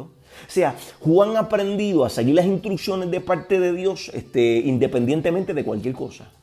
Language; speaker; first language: Spanish; native; Spanish